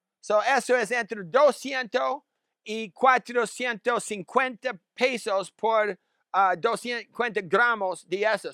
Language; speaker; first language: Spanish; non-native, learner; English